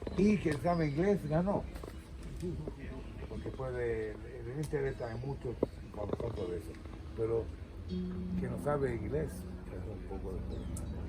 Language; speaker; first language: Spanish; non-native, fluent; Hebrew